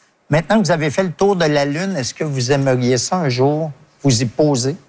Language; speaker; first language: French; native; French